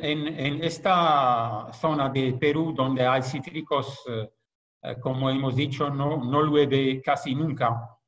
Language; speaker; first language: Spanish; non-native, fluent; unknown